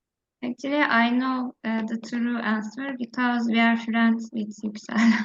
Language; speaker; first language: English; non-native, learner; Turkish